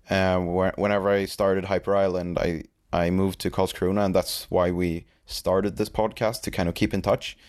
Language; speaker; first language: English; non-native, fluent; Swedish